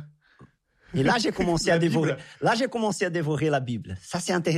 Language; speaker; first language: French; non-native, fluent; Portuguese